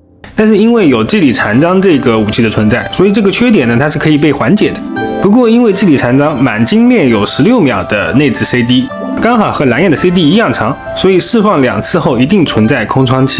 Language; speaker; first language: Chinese; native; Chinese